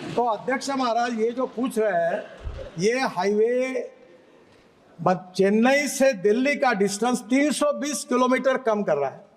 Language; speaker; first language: Hindi; non-native, local second language; Marathi